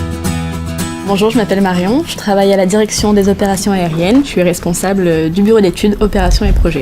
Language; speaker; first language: French; native; French